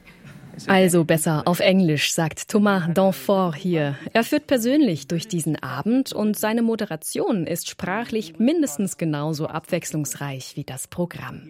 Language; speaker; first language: German; native; German